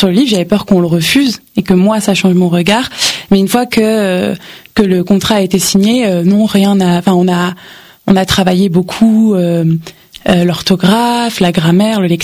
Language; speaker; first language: French; native; French